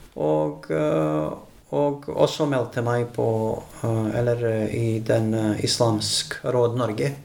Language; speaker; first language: Norwegian; non-native, fluent; Bosnian